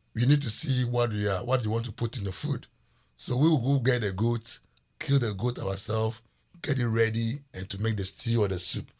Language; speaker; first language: English; non-native, local second language; Ewe